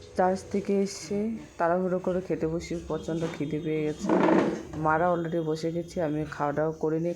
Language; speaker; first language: Bangla; non-native, local second language; Garo